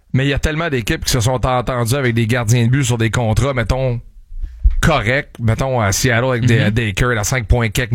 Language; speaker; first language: French; native; French